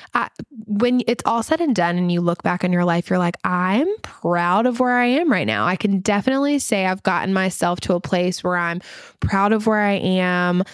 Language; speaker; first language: English; native; English